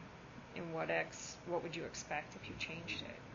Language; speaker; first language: English; native; English